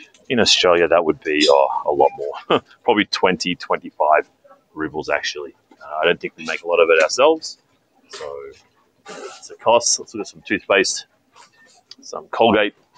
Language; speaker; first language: English; native; English